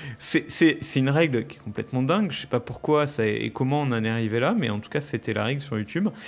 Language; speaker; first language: French; native; French